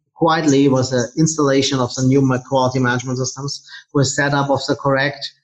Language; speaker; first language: English; non-native, fluent; German